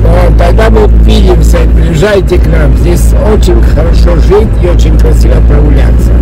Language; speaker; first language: Russian; early bilingual, heritage; Spanish